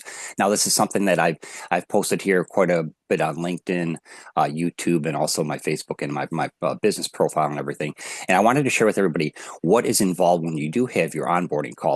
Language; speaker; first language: English; native; English